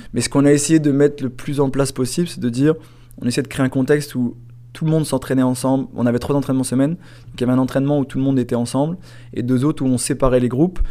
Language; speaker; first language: French; native; French